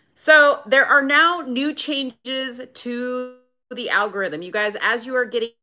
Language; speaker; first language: English; native; English